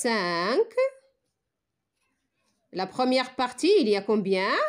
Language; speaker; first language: French; non-native, local second language; Arabic